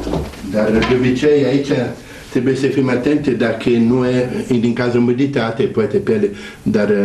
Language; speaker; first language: Romanian; non-native, learner; Italian